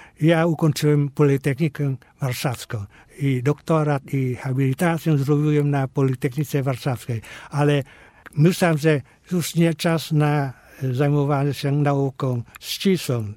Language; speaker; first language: Polish; non-native, fluent; Vietnamese